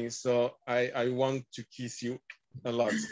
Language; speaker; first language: English; non-native, learner; French